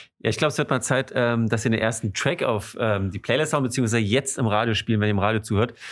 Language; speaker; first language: German; native; German